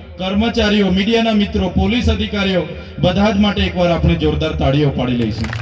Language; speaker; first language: Gujarati; non-native, local second language; Vasavi